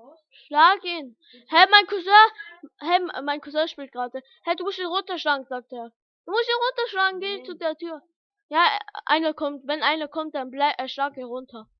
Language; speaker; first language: German; early bilingual, other home language; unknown